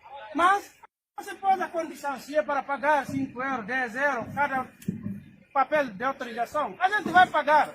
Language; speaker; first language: Portuguese; non-native, learner; Haitian Creole